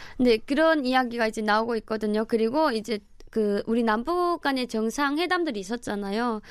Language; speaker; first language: Korean; native; Korean